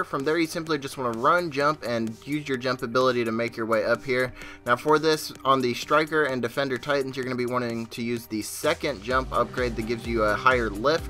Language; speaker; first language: English; native; English